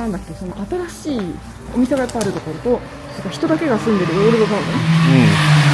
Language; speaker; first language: Japanese; native; Japanese